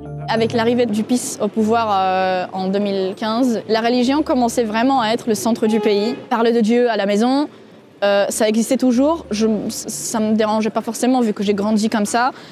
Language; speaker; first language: French; non-native, fluent; Polish